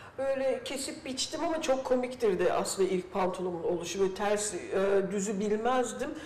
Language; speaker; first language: Turkish; early bilingual, heritage; Turkish